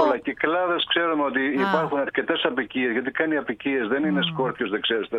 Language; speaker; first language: Greek; native; Greek